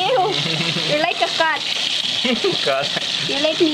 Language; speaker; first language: English; non-native, learner; Cebuano